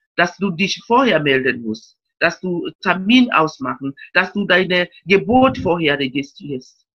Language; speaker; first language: German; non-native, fluent; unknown